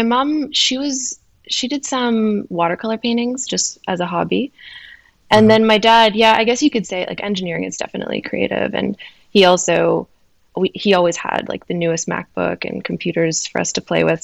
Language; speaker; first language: English; native; English